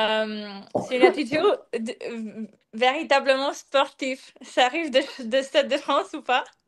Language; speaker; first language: French; non-native, fluent; Polish